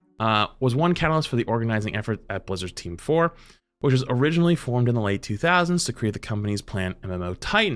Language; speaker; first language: English; native; English